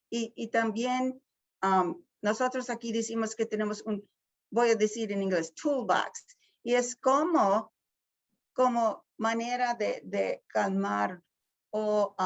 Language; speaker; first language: Spanish; early bilingual, heritage; Spanish